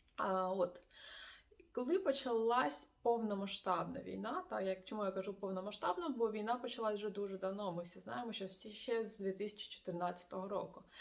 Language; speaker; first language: Ukrainian; non-native, local second language; Russian